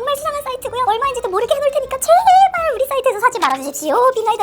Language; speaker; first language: Korean; native; Korean